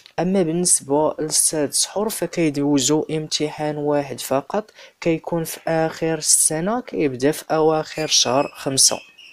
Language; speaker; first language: Arabic; native; Arabic